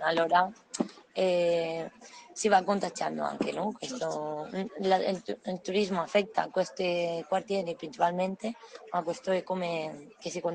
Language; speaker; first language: Italian; non-native, learner; Spanish